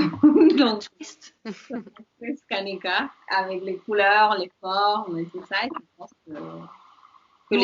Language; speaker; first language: French; non-native, fluent; Spanish